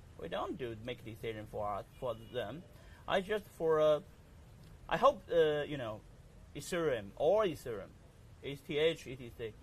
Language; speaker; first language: English; non-native, learner; Chinese